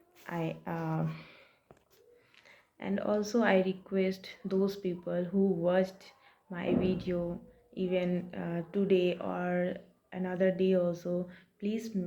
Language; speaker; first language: English; non-native, learner; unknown